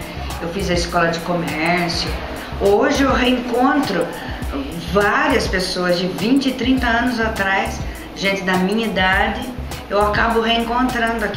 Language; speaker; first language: Portuguese; native; Portuguese